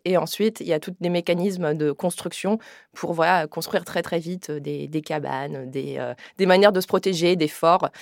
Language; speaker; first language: French; native; French